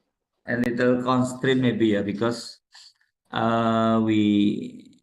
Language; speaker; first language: English; non-native, local second language; Indonesian